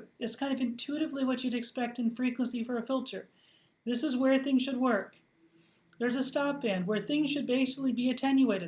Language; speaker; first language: English; native; English